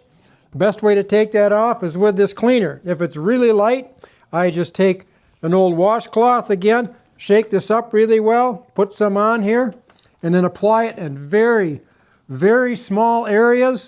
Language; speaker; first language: English; native; English